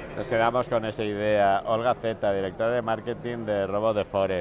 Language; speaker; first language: Spanish; native; Spanish